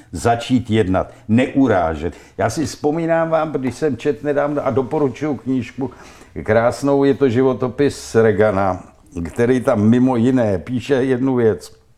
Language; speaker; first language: Czech; native; Czech